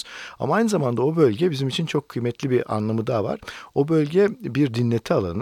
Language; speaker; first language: Turkish; native; Turkish